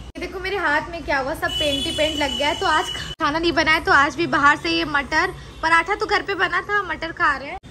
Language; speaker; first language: Hindi; native; Hindi